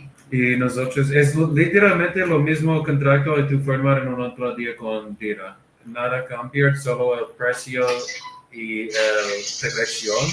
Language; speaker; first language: Spanish; non-native, learner; English